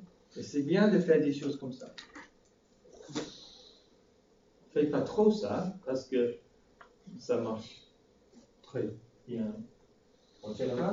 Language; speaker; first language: French; non-native, fluent; English